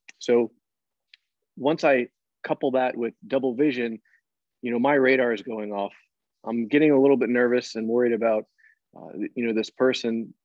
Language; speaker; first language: English; native; English